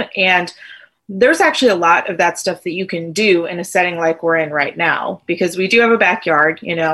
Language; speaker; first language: English; native; English